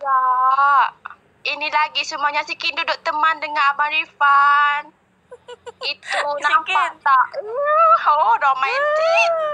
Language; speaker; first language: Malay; non-native, learner; Vietnamese